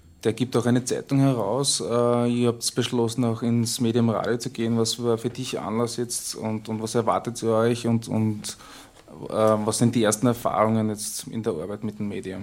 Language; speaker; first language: German; native; German